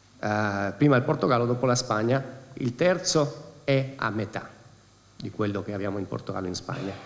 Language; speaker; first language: Italian; non-native, fluent; Spanish